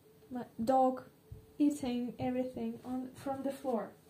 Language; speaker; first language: English; non-native, learner; Russian